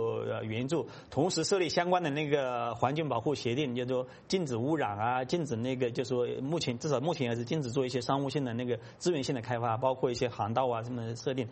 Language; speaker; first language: Chinese; native; Chinese